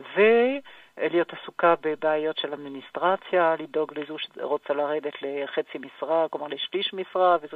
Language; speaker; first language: Hebrew; non-native, fluent; French